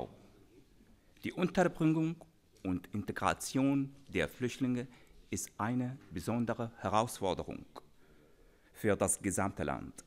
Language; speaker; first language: German; non-native, fluent; Arabic